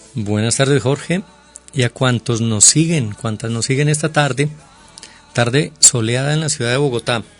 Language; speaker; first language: Spanish; native; Spanish